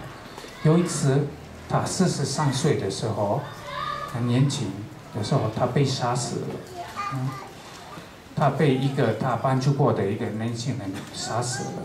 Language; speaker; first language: Chinese; non-native, fluent; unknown